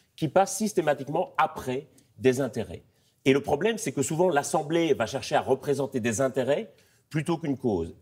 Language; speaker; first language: French; native; French